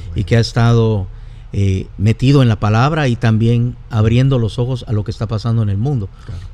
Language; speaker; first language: Spanish; native; Spanish